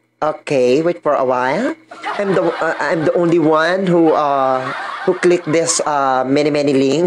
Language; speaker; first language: English; non-native, learner; Filipino